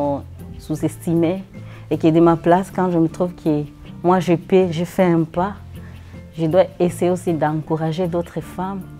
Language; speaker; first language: French; non-native, local second language; Swahili